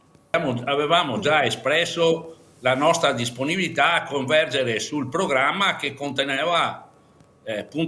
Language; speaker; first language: Italian; native; Italian